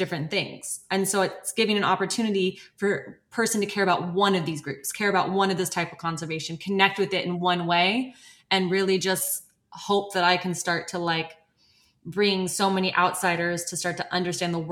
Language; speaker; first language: English; native; English